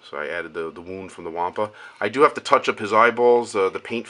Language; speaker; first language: English; native; English